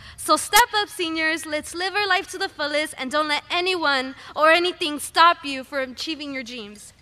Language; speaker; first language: English; early bilingual, other home language; Spanish